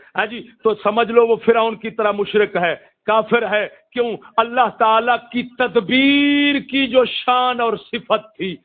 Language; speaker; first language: Urdu; non-native, local second language; Punjabi